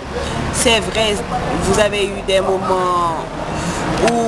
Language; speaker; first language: French; non-native, local second language; Haitian Creole